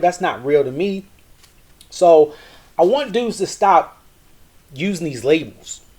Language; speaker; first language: English; native; English